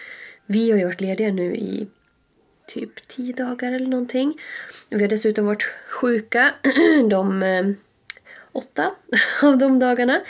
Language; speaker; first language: Swedish; native; Swedish